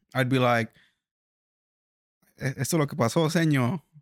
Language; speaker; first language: Spanish; early bilingual, other home language; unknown